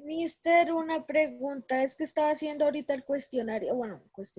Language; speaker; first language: Spanish; native; Spanish